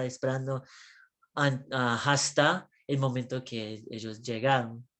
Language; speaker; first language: Spanish; non-native, learner; English